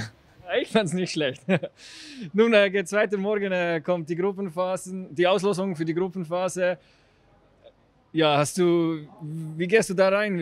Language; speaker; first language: German; native; German